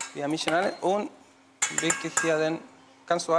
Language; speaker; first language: German; non-native, learner; Spanish